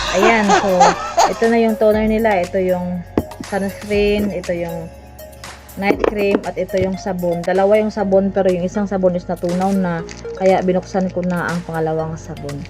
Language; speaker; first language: Filipino; non-native, local second language; Cebuano